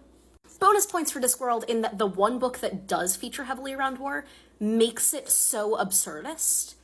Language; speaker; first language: English; native; English